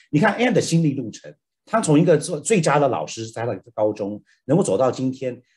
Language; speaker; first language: Chinese; native; Chinese